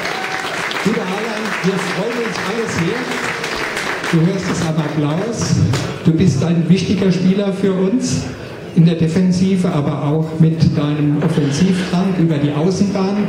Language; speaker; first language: German; native; German